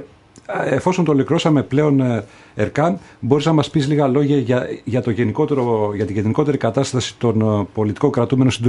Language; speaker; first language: Greek; native; Greek